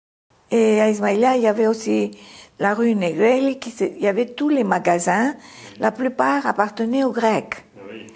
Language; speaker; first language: French; non-native, fluent; Greek